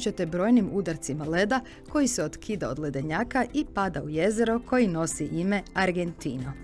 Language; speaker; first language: Croatian; native; Croatian